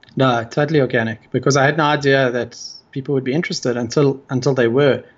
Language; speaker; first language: English; native; English